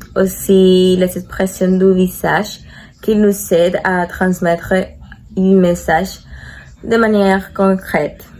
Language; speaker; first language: French; non-native, learner; Spanish